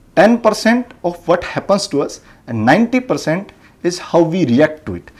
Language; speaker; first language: Hindi; native; Hindi